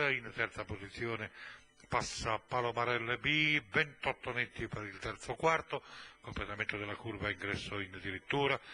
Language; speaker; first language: Italian; native; Italian